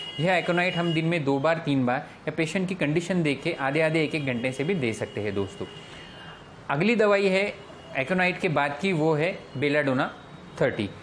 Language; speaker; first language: Hindi; non-native, local second language; Marathi